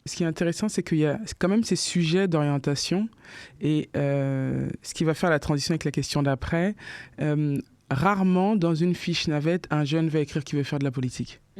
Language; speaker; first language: French; native; French